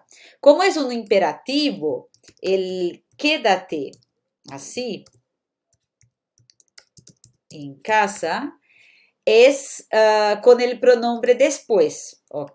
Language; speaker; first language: Spanish; non-native, fluent; Portuguese